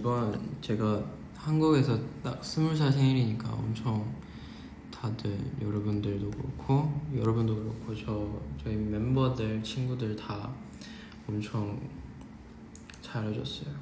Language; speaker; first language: Korean; non-native, fluent; Chinese